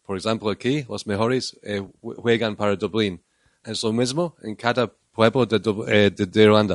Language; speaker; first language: Spanish; non-native, learner; English